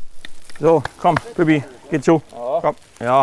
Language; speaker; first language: German; native; German